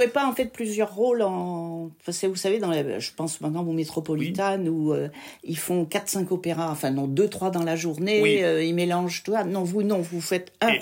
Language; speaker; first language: French; native; French